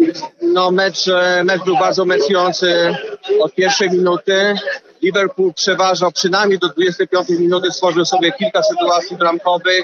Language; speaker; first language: Polish; early bilingual, heritage; Polish